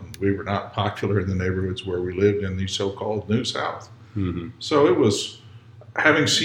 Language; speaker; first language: English; native; English